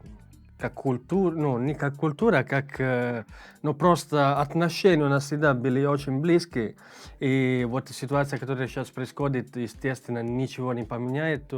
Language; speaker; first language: Russian; non-native, learner; Italian